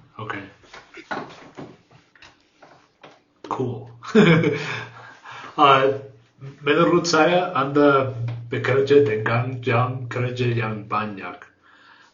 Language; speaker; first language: Indonesian; non-native, learner; English